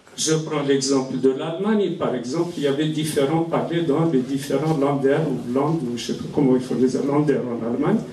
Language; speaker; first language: French; non-native, local second language; Kabyle